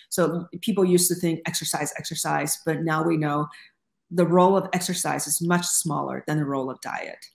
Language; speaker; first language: English; non-native, fluent; Chinese